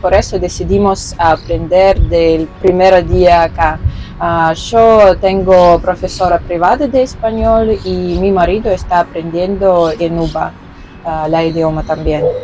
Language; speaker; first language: Spanish; non-native, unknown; Russian